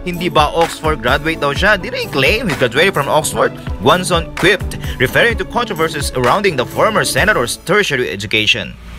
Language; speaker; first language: English; non-native, local second language; Filipino